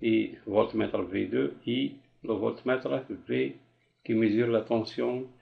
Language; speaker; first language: French; non-native, local second language; Arabic